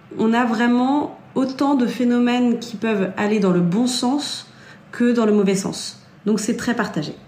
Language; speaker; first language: French; native; French